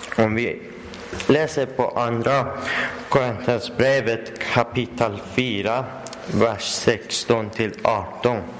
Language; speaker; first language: Swedish; non-native, learner; Persian